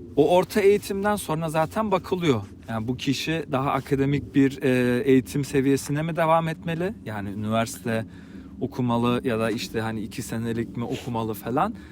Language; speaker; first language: Turkish; early bilingual, heritage; Turkish